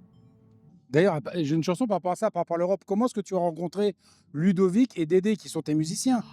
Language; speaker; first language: French; native; French